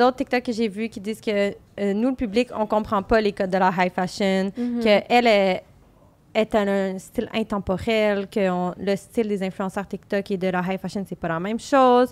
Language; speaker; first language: French; native; French